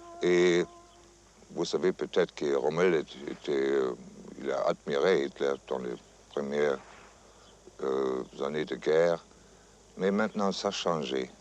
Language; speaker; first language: French; non-native, fluent; German